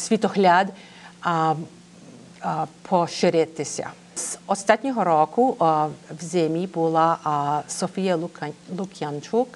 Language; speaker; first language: Ukrainian; early bilingual, heritage; Ukrainian